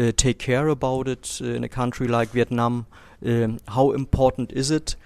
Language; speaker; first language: English; non-native, fluent; German